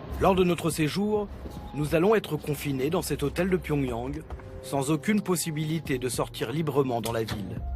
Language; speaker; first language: French; native; French